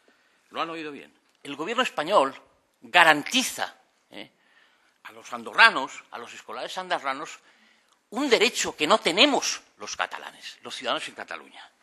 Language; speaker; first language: Spanish; native; Spanish